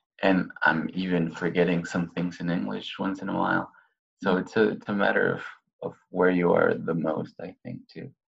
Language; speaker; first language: English; non-native, fluent; Spanish